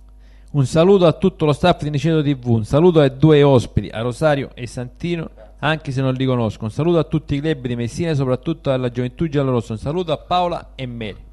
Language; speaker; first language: Italian; native; Italian